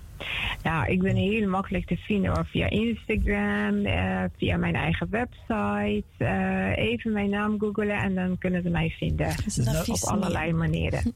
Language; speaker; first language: Dutch; non-native, fluent; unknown